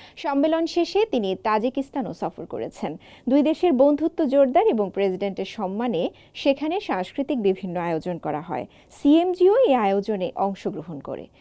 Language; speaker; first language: Bangla; native; Bangla